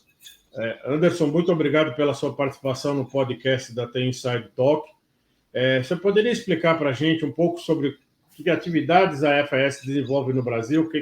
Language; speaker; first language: Portuguese; native; Portuguese